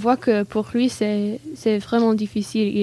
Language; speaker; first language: French; non-native, learner; English